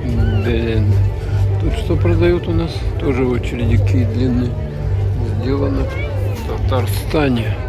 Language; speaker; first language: Russian; native; Russian